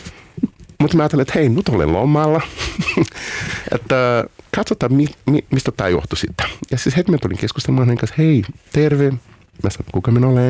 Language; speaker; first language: Finnish; non-native, fluent; Portuguese